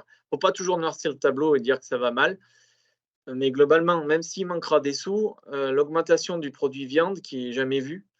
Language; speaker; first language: French; native; French